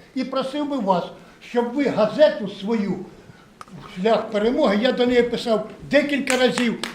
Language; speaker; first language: Ukrainian; native; Ukrainian